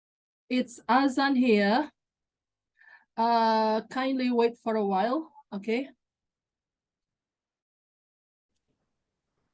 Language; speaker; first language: English; non-native, fluent; Indonesian